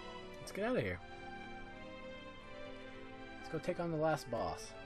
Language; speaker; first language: English; native; English